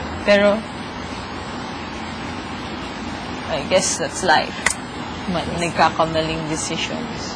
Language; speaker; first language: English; non-native, local second language; Filipino